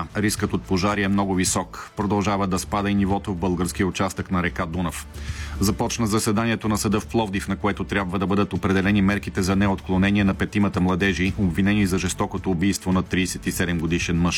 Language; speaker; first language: Bulgarian; native; Bulgarian